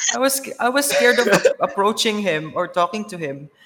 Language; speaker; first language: English; non-native, local second language; Filipino